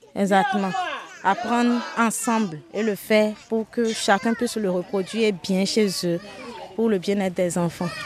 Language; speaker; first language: French; non-native, local second language; Fon